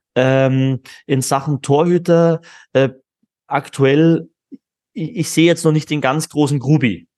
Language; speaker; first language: German; native; German